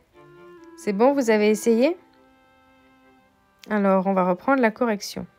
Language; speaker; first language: French; native; French